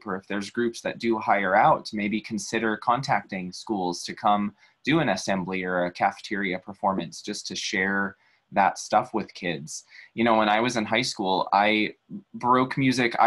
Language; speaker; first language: English; native; English